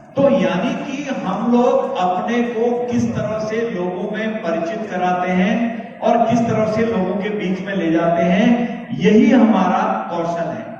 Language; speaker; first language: Hindi; native; Hindi